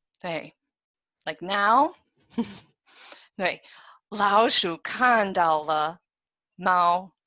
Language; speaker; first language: Chinese; non-native, fluent; English